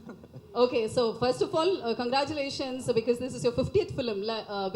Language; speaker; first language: Tamil; native; Tamil